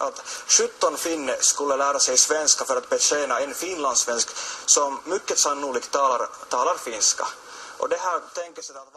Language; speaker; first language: Swedish; non-native, local second language; Finnish